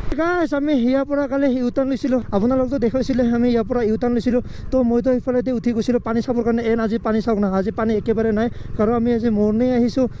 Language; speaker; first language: Assamese; non-native, local second language; Bodo